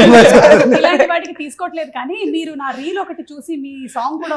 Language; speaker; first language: Telugu; native; Telugu